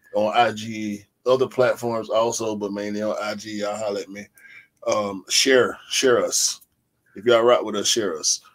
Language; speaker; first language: English; native; English